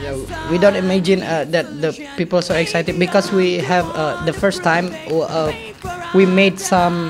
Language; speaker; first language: English; non-native, learner; Indonesian